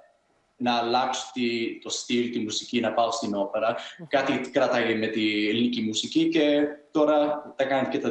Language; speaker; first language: Greek; early bilingual, heritage; Greek